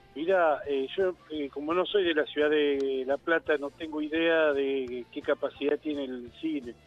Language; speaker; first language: Spanish; native; Spanish